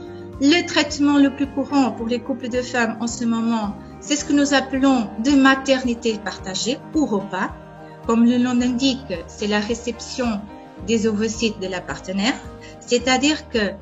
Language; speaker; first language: French; non-native, fluent; Portuguese